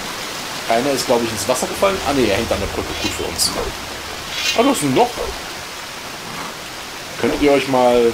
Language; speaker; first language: German; native; German